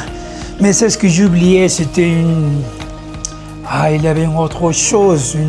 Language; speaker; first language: French; non-native, learner; Spanish